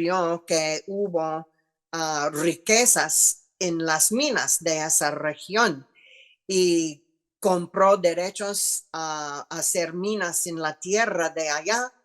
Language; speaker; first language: Spanish; non-native, fluent; English